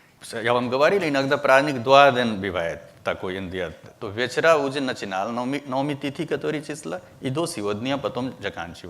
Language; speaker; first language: Russian; non-native, learner; Hindi